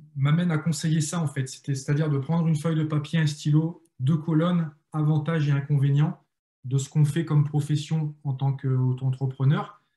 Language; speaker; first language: French; native; French